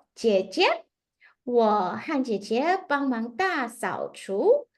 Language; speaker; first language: Chinese; native; Chinese